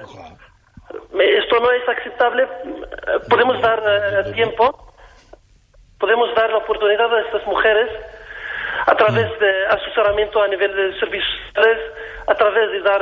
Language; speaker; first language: Spanish; non-native, fluent; Arabic